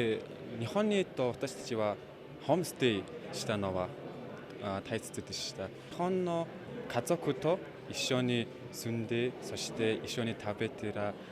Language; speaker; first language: Japanese; non-native, learner; Mongolian